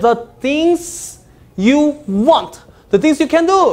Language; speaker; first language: English; non-native, fluent; Korean